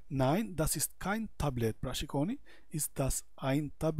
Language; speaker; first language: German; non-native, fluent; Albanian